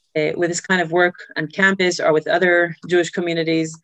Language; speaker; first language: English; early bilingual, other home language; Hebrew